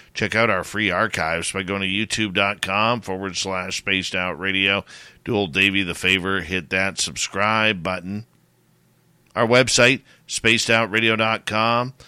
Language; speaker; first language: English; native; English